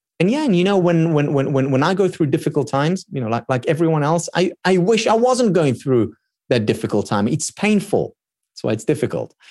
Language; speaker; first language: English; non-native, fluent; Hebrew